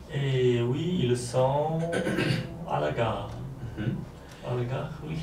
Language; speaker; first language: French; non-native, learner; Polish